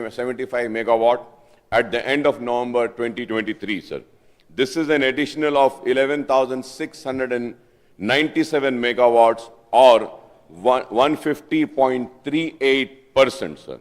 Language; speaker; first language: English; non-native, local second language; Urdu